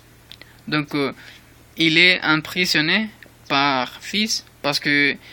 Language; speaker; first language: French; non-native, learner; Spanish